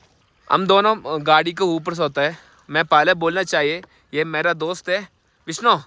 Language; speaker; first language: Hindi; non-native, local second language; Malayalam